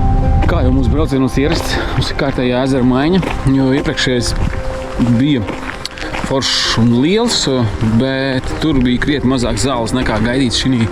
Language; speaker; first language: Latvian; native; Latvian